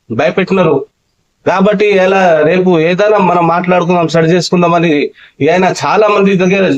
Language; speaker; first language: Telugu; non-native, local second language; Lambadi